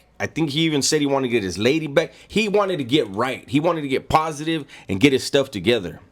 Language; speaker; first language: English; native; English